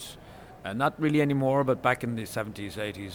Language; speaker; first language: English; native; English